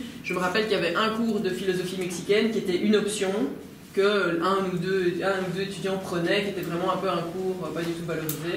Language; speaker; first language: French; native; French